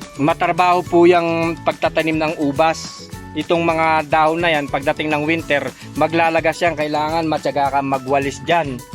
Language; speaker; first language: Filipino; non-native, local second language; Pampanga